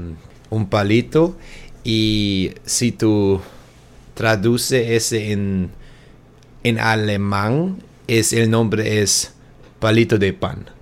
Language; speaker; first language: Spanish; non-native, learner; German